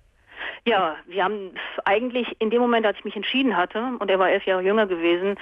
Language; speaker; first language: German; native; German